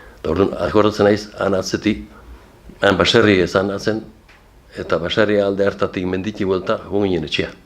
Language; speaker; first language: Basque; native; Basque